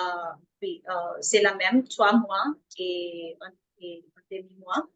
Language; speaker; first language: French; non-native, fluent; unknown